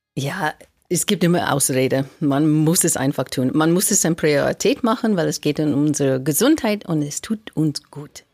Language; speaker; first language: German; non-native, fluent; English